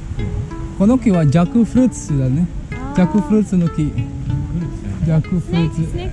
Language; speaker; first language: Japanese; non-native, fluent; Indonesian